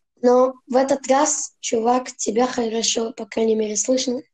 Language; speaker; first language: Russian; early bilingual, heritage; Russian